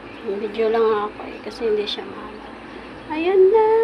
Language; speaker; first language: Filipino; native; Filipino